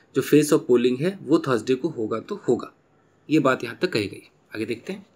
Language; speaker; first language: Hindi; native; Hindi